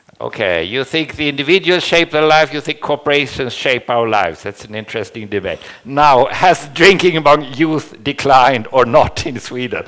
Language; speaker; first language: English; non-native, fluent; Swedish